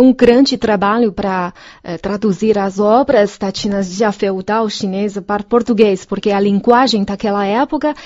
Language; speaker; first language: Portuguese; non-native, fluent; Chinese